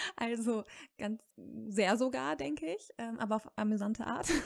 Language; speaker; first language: German; native; German